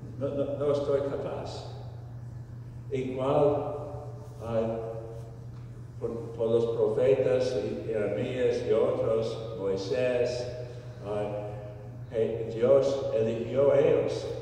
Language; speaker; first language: Spanish; non-native, fluent; English